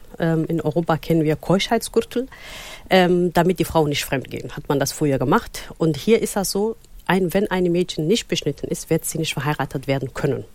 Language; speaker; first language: German; non-native, fluent; Somali